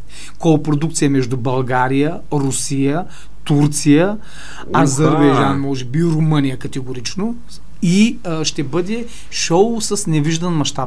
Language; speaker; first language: Bulgarian; native; Bulgarian